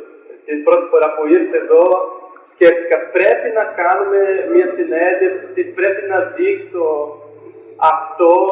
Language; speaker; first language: Greek; non-native, fluent; Portuguese